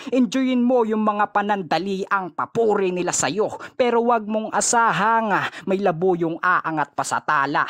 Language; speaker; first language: Filipino; non-native, local second language; Bikol